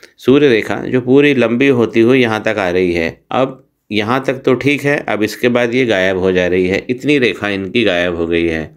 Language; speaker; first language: Hindi; native; Hindi